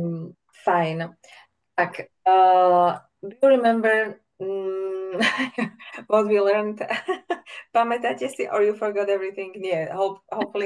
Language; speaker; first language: English; non-native, fluent; Slovak